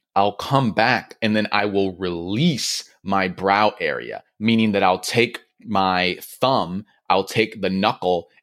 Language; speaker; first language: English; native; English